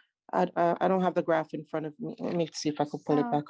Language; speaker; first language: English; native; English